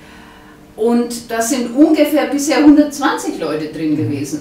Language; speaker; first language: German; native; German